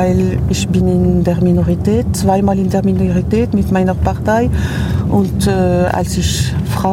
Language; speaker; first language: German; non-native, local second language; French